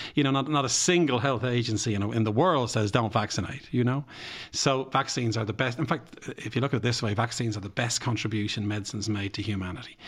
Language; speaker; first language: English; native; English